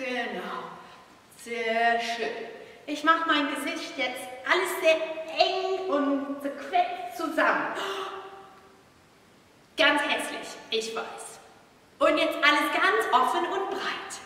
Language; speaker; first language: German; non-native, fluent; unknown